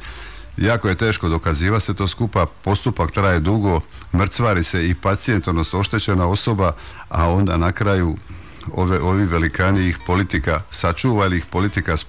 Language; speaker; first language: Croatian; native; Croatian